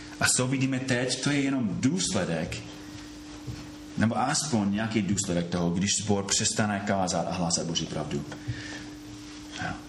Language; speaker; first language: Czech; non-native, fluent; English